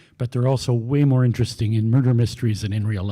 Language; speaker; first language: English; native; English